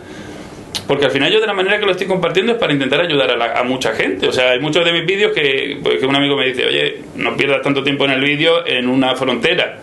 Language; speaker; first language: Spanish; native; Spanish